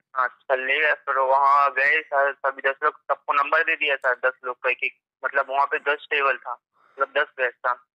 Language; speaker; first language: Hindi; native; Hindi